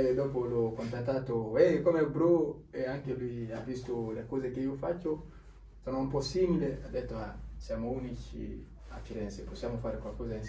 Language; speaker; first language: Italian; non-native, learner; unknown